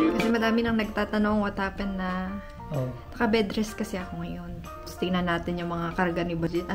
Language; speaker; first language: Filipino; native; Filipino